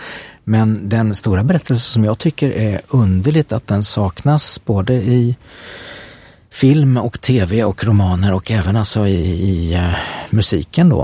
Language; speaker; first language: Swedish; native; Swedish